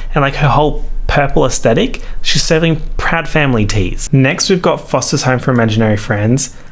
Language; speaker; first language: English; native; English